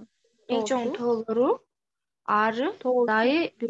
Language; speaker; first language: Turkish; non-native, learner; Kyrgyz